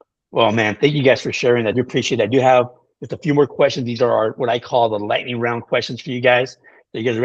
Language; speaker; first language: English; native; English